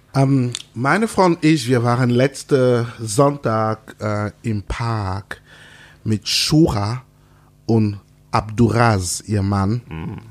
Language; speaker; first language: German; non-native, fluent; French